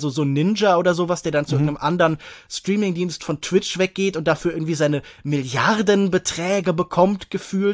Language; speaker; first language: German; native; German